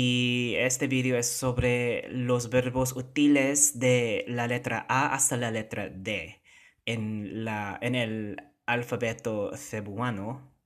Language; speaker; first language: Spanish; non-native, fluent; Cebuano